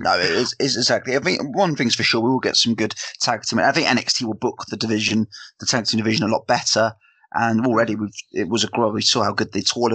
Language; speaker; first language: English; native; English